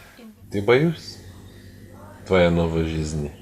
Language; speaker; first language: Russian; non-native, learner; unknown